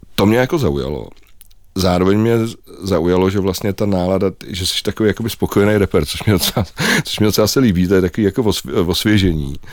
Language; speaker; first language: Czech; native; Czech